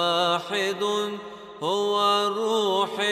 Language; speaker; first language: Arabic; native; Arabic